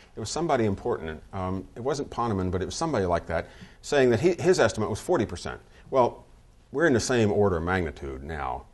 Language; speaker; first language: English; native; English